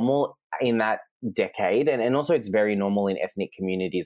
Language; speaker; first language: English; non-native, local second language; Serbian